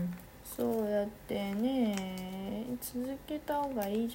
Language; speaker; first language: Japanese; early bilingual, other home language; Korean